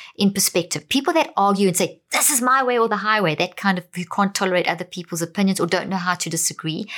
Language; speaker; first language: English; native; English